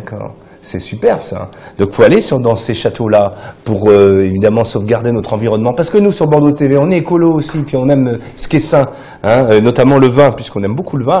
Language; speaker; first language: French; native; French